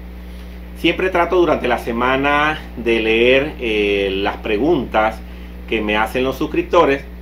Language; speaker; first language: Spanish; native; Spanish